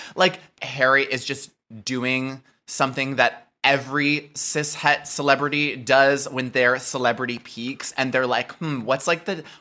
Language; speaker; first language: English; native; English